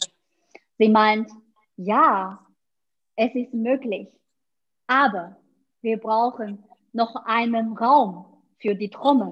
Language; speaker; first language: German; non-native, fluent; Chinese